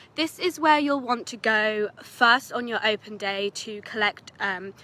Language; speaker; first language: English; native; English